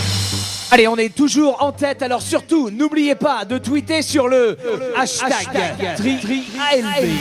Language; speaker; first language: French; native; French